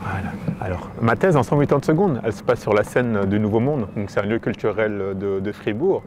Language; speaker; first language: French; native; French